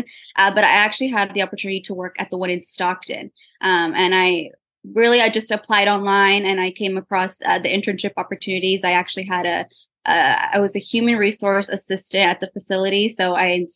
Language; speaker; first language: English; early bilingual, other home language; Spanish